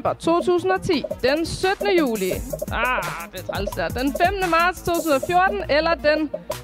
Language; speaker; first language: Danish; native; Danish